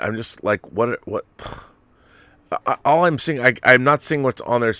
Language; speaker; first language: English; native; English